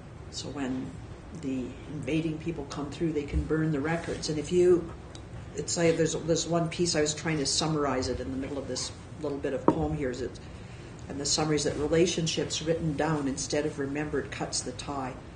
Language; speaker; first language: English; native; English